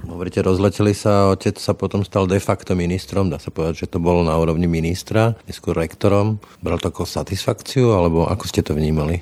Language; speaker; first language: Slovak; native; Slovak